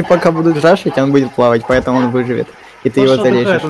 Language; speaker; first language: Russian; native; Russian